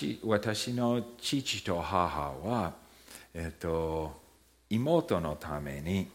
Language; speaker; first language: Japanese; early bilingual, heritage; Japanese